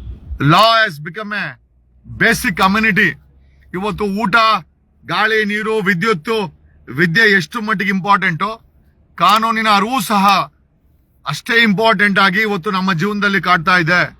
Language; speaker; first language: Kannada; native; Kannada